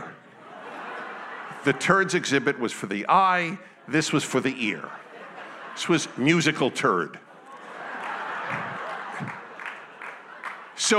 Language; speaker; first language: English; native; English